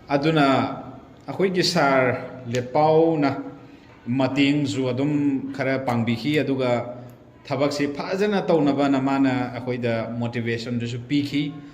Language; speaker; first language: Manipuri; non-native, local second language; Thado Chin